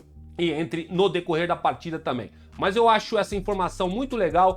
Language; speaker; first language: Portuguese; native; Portuguese